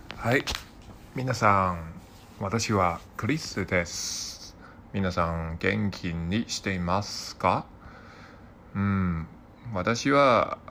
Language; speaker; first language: Japanese; non-native, learner; Cantonese